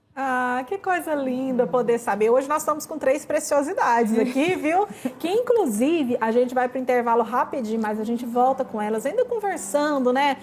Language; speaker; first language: Portuguese; native; Portuguese